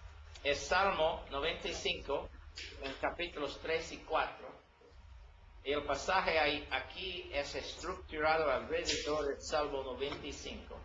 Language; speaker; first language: Spanish; non-native, learner; English